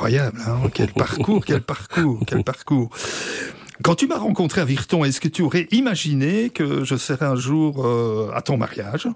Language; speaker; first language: French; native; French